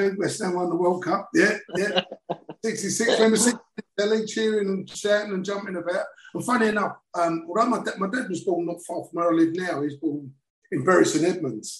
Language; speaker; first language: English; native; English